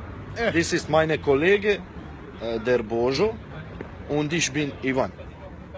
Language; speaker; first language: German; non-native, learner; Croatian